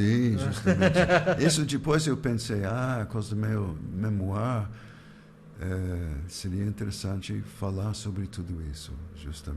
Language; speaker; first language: Portuguese; non-native, fluent; English